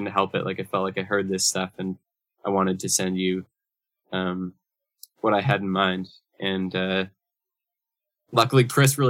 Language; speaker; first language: English; native; English